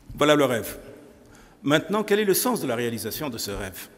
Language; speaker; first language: French; non-native, local second language; Arabic